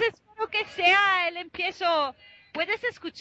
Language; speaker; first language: Spanish; non-native, fluent; Italian